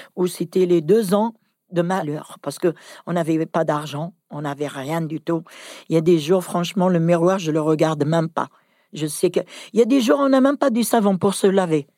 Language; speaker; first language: French; non-native, local second language; Kabyle